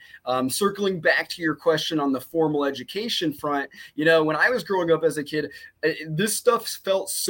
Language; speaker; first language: English; native; English